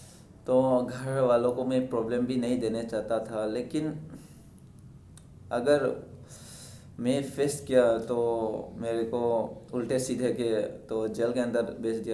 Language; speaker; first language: Hindi; non-native, local second language; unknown